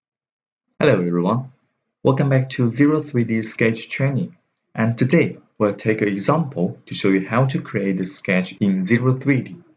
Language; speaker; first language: English; non-native, fluent; Chinese